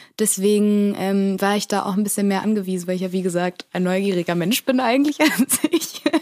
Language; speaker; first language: German; early bilingual, other home language; Portuguese